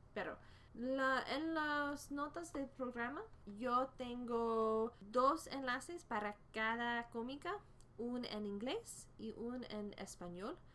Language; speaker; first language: Spanish; non-native, fluent; English